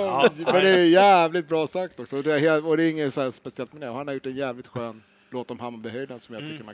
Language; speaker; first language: Swedish; native; Swedish